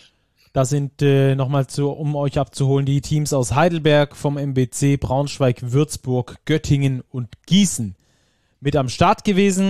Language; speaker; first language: German; native; German